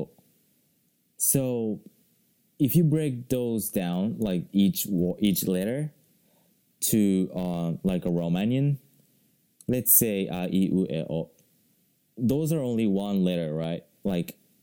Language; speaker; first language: English; non-native, fluent; Japanese